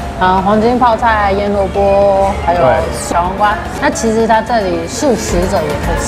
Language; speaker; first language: Chinese; native; Chinese